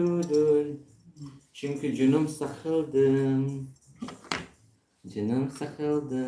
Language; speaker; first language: Turkish; non-native, learner; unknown